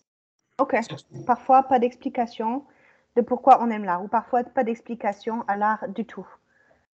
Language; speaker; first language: French; native; French